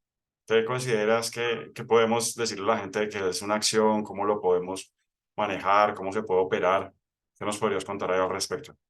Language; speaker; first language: Spanish; native; Spanish